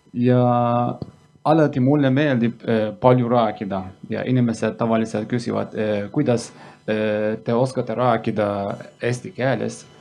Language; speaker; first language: Estonian; non-native, learner; Kurdish